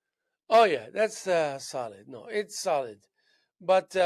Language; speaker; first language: English; non-native, fluent; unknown